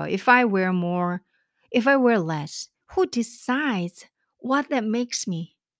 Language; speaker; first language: English; non-native, fluent; Korean